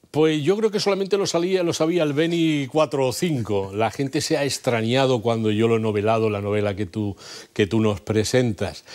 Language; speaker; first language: Spanish; native; Spanish